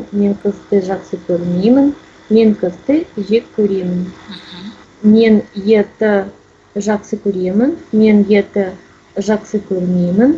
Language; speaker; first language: Kazakh; non-native, learner; Russian